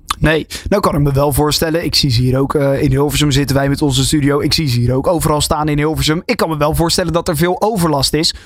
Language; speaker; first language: Dutch; native; Dutch